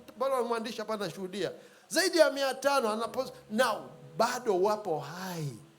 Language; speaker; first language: Swahili; native; Swahili